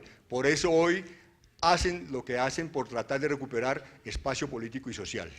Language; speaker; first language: Spanish; native; Spanish